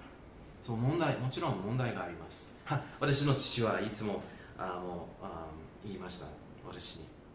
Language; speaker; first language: Japanese; non-native, fluent; English